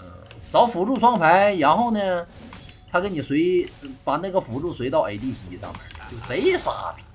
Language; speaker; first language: Chinese; native; Chinese